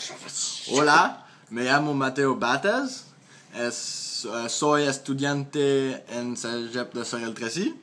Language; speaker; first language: Spanish; non-native, learner; French